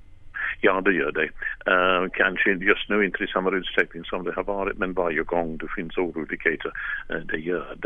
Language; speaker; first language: Swedish; non-native, fluent; English